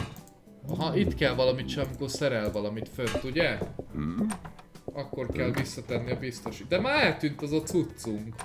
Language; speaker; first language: Hungarian; native; Hungarian